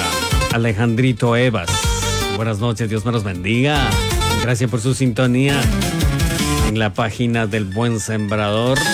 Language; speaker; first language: Spanish; non-native, local second language; Quechua